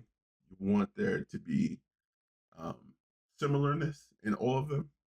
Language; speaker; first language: English; native; English